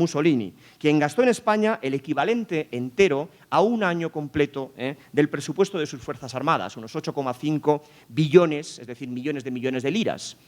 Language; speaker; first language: Spanish; native; Spanish